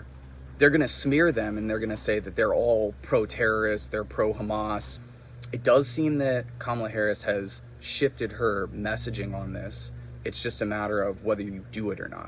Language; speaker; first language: English; native; English